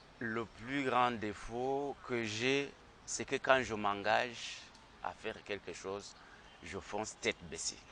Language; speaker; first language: French; non-native, local second language; Rundi